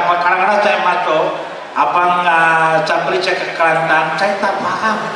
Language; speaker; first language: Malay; non-native, local second language; Tamil